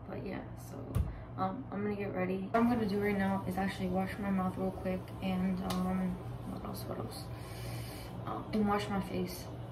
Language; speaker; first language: English; early bilingual, other home language; Spanish